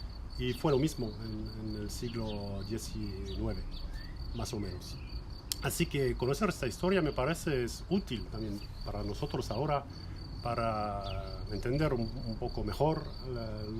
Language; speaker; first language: Spanish; non-native, fluent; French